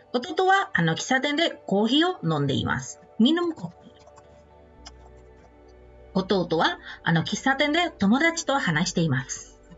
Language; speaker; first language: Japanese; non-native, fluent; Indonesian